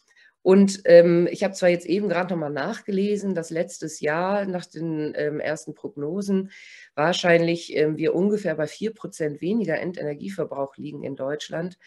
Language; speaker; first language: German; native; German